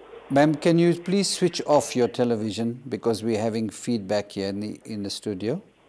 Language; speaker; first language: English; native; English